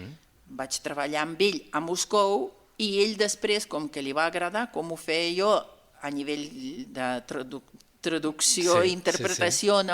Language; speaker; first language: Catalan; non-native, fluent; Russian